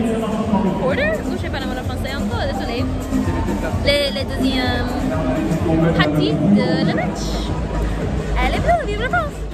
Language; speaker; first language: French; non-native, learner; English